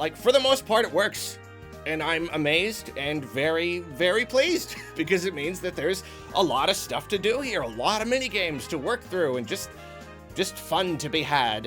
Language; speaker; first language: English; native; English